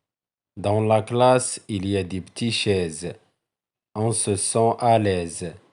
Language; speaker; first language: French; non-native, local second language; Arabic